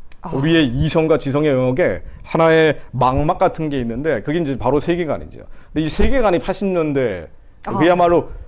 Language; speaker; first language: Korean; native; Korean